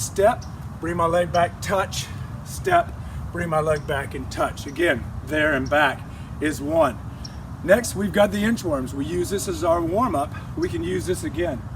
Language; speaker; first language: English; native; English